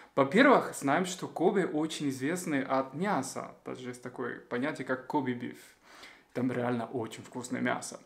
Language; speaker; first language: Russian; non-native, fluent; Spanish